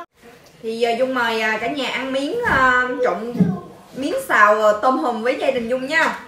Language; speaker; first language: Vietnamese; native; Vietnamese